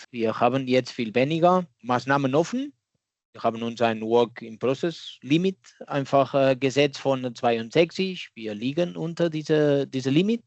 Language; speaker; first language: German; non-native, fluent; Catalan